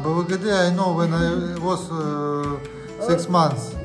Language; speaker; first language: English; non-native, learner; Russian